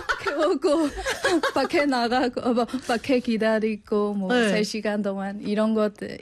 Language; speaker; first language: Korean; non-native, learner; Burmese